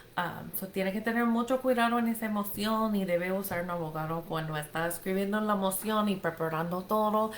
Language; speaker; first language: Spanish; non-native, fluent; English